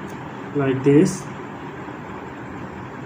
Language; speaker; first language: English; non-native, local second language; Urdu